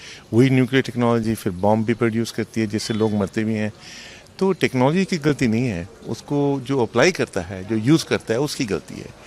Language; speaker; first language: Hindi; native; Hindi